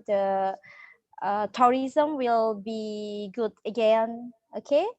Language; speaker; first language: English; non-native, learner; Indonesian